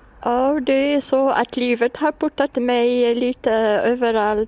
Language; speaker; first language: Swedish; non-native, fluent; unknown